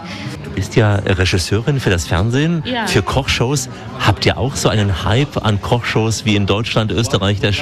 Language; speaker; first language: German; native; German